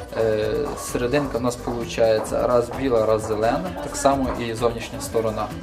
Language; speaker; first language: Ukrainian; native; Ukrainian